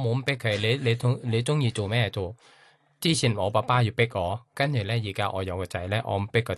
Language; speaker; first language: Cantonese; non-native, fluent; Thai